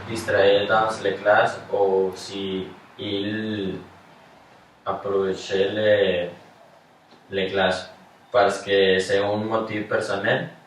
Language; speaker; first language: French; non-native, learner; Spanish